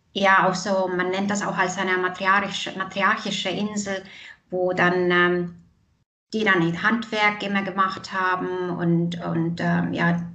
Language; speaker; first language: German; non-native, fluent; Estonian